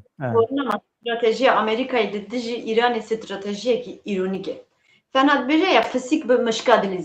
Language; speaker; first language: Kurdish; native; Kurdish